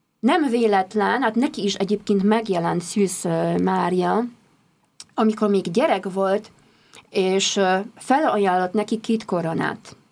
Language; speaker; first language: Hungarian; non-native, fluent; Polish